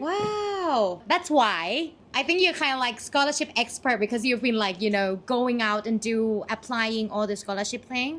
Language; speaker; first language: English; non-native, fluent; Thai